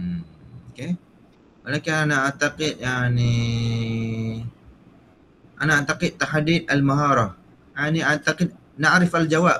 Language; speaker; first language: Arabic; non-native, fluent; Malay